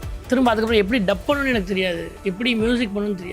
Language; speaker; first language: Tamil; native; Tamil